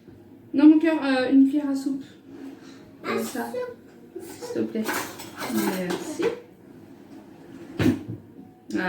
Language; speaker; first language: French; native; French